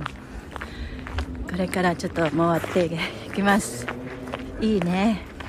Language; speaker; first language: Japanese; non-native, fluent; Filipino